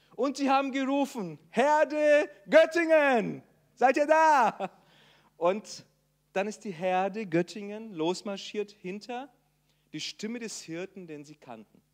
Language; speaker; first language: German; non-native, fluent; Portuguese